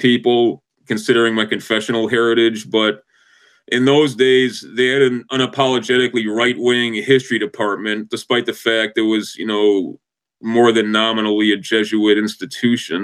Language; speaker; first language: English; native; English